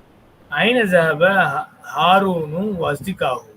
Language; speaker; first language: Arabic; non-native, fluent; Tamil